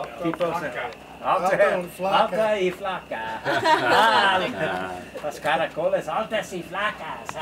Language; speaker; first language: Spanish; non-native, learner; English